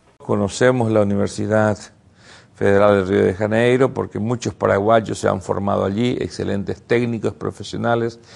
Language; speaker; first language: Spanish; native; Spanish